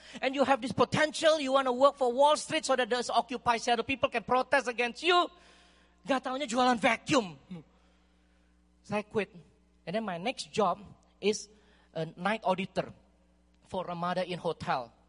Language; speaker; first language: English; non-native, fluent; Indonesian